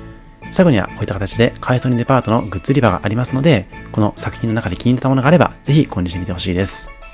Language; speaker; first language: Japanese; native; Japanese